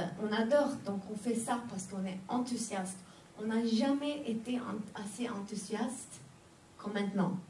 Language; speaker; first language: French; non-native, fluent; Swedish